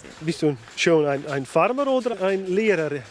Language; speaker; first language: German; non-native, learner; Western Frisian